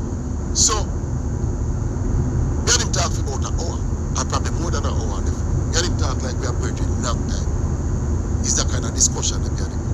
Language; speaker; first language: English; non-native, local second language; Jamaican Creole English